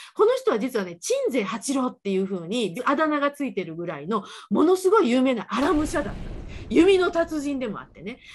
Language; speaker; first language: Japanese; native; Japanese